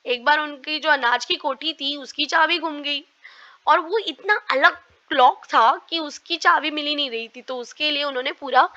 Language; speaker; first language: Hindi; non-native, local second language; Marathi